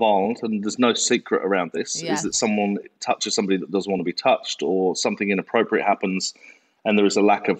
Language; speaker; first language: English; native; English